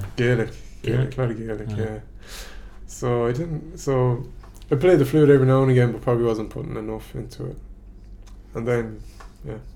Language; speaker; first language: English; native; English